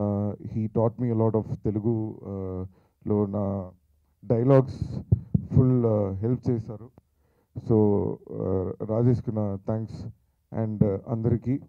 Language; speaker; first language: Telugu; non-native, learner; Tamil